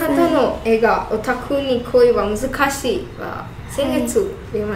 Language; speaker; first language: Japanese; non-native, learner; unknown